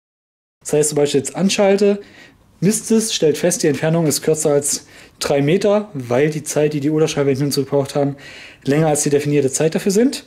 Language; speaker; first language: German; native; German